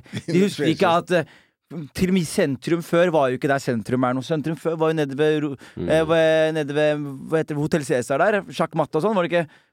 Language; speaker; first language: Norwegian; early bilingual, other home language; Somali